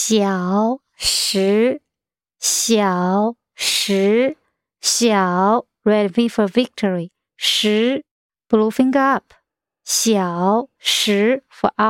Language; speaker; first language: English; non-native, fluent; Chinese